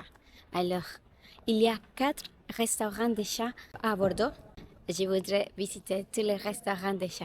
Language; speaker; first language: French; non-native, learner; Spanish